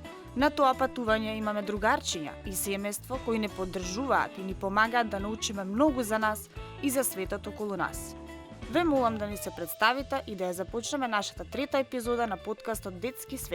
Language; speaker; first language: Macedonian; native; Macedonian